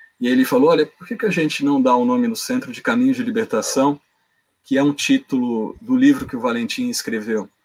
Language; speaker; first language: Portuguese; native; Portuguese